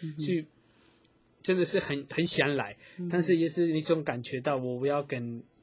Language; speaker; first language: Chinese; non-native, fluent; Spanish